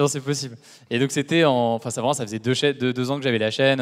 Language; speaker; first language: French; native; French